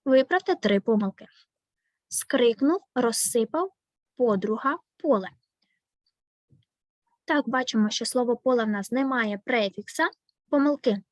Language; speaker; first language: Ukrainian; native; Ukrainian